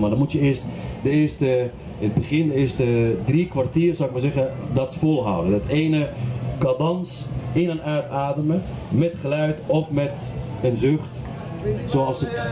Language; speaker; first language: Dutch; non-native, fluent; Arabic